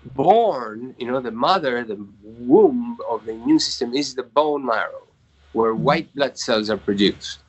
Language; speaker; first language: English; non-native, fluent; Spanish